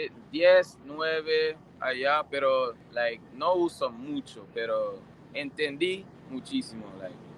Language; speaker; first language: Spanish; non-native, learner; English